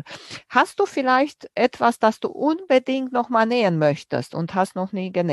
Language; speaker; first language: German; native; German